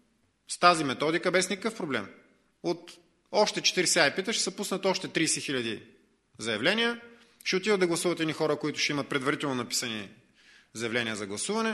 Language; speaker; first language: Bulgarian; native; Bulgarian